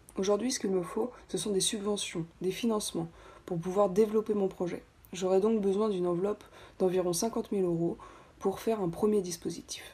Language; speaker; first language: French; native; French